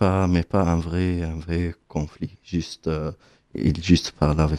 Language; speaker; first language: French; non-native, fluent; Arabic